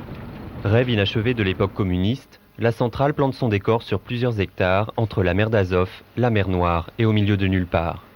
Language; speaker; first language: French; native; French